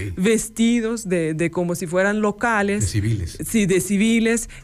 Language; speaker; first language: Spanish; non-native, fluent; Ukrainian